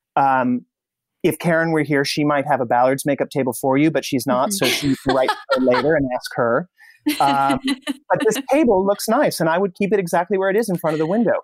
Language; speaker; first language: English; native; English